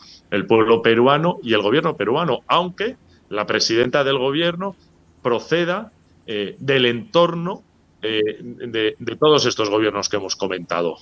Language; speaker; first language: Spanish; native; Spanish